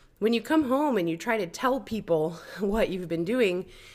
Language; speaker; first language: English; native; English